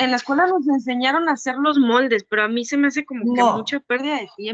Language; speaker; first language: Spanish; native; Spanish